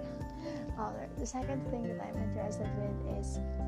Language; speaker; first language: English; non-native, local second language; Masbatenyo